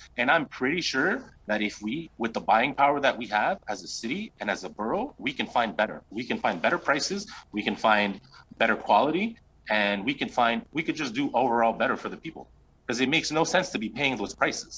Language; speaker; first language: English; native; English